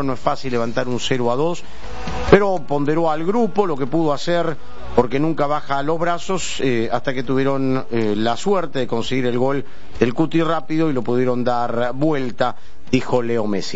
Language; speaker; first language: Spanish; native; Spanish